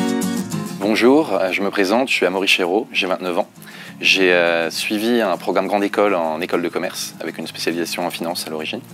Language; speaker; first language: French; native; French